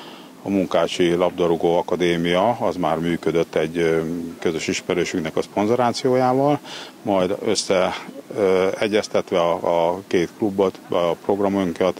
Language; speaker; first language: Hungarian; native; Hungarian